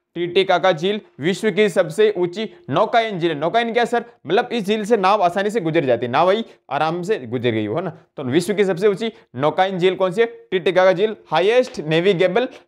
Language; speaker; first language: Hindi; native; Hindi